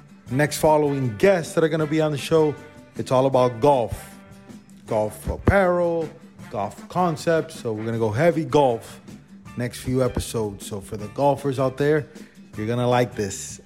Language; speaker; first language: English; native; English